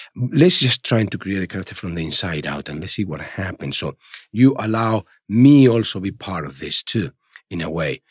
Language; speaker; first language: English; non-native, fluent; Spanish